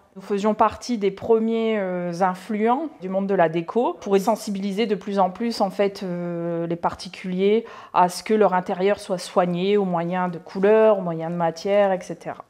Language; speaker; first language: French; native; French